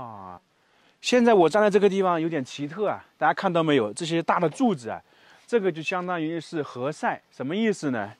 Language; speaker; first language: Chinese; native; Chinese